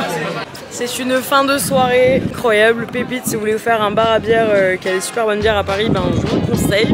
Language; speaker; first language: French; native; French